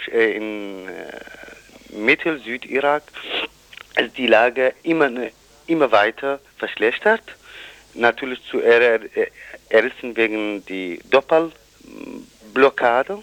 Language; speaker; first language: German; non-native, fluent; Kurdish